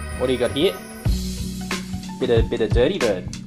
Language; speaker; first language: English; native; English